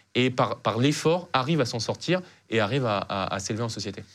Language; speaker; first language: French; native; French